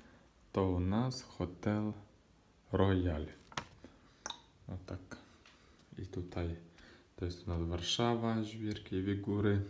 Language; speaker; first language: Polish; non-native, fluent; Ukrainian